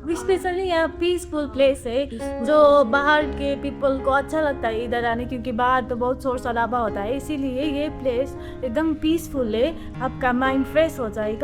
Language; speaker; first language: Hindi; non-native, local second language; Nepali